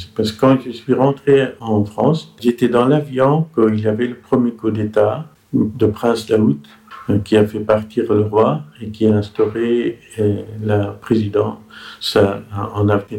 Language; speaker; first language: French; non-native, fluent; Persian